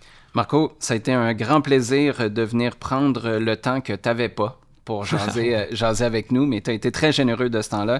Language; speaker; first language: French; native; French